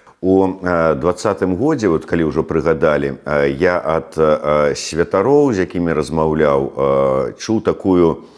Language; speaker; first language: Belarusian; native; Belarusian